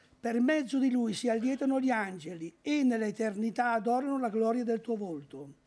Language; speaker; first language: Italian; native; Italian